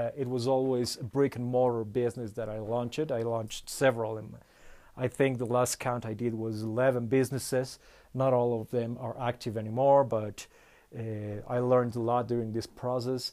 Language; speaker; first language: English; non-native, fluent; Spanish